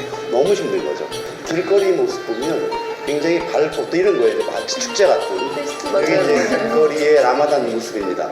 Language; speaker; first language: Korean; native; Korean